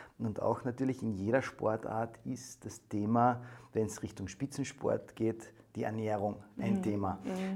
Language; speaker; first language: German; native; German